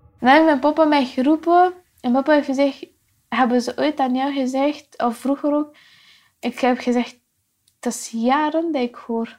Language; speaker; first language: Dutch; non-native, fluent; Persian